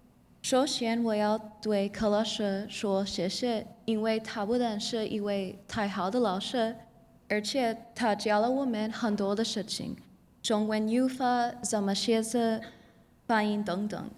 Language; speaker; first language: Chinese; non-native, learner; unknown